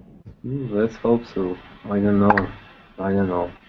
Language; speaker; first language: English; non-native, fluent; Russian